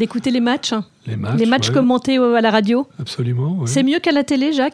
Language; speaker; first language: French; native; French